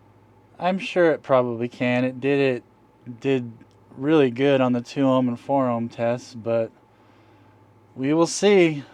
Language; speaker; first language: English; native; English